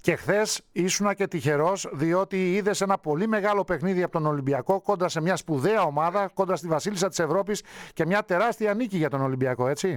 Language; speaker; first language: Greek; native; Greek